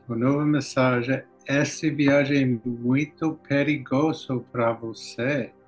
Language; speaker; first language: Portuguese; non-native, learner; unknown